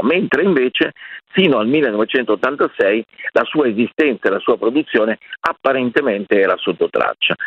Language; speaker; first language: Italian; native; Italian